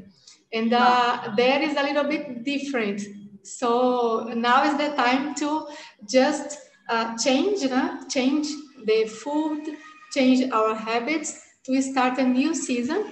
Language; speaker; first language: English; non-native, fluent; Portuguese